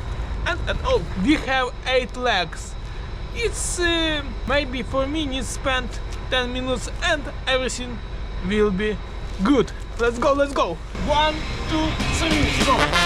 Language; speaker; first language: English; non-native, learner; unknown